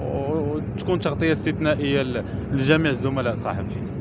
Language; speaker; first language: Arabic; native; Arabic